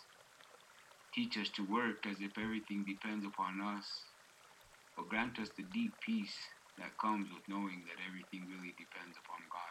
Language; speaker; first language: English; native; English